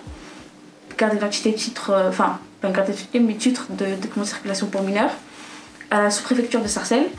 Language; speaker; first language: French; non-native, local second language; Arabic